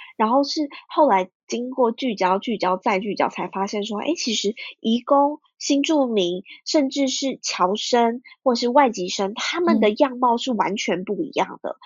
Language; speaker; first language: Chinese; early bilingual, heritage; Chinese